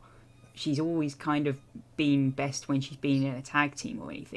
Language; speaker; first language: English; native; English